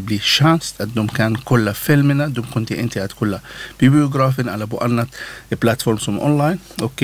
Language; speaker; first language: Swedish; non-native, learner; Arabic